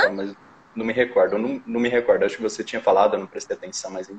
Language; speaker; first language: Portuguese; native; Portuguese